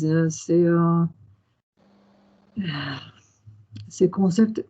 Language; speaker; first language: French; non-native, fluent; Norwegian